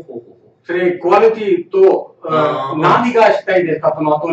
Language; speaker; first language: Japanese; non-native, learner; Tamil